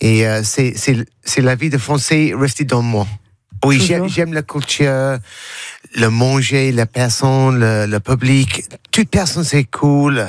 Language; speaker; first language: French; non-native, learner; English